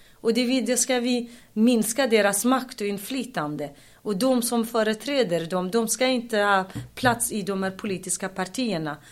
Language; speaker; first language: Swedish; non-native, fluent; Kurdish